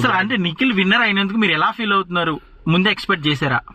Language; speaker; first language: Telugu; native; Telugu